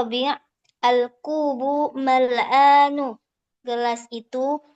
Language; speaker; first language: Arabic; non-native, learner; Indonesian